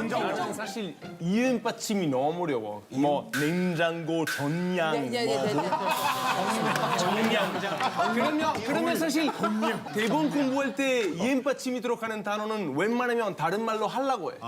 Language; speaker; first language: Korean; non-native, fluent; Italian